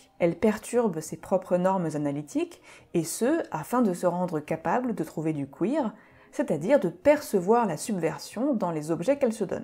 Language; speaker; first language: French; native; French